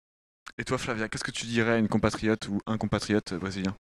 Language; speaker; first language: French; native; French